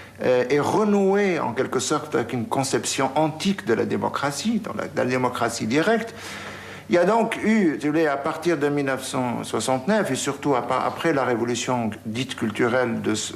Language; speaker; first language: French; native; French